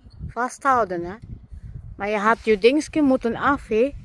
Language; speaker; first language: Dutch; non-native, learner; Filipino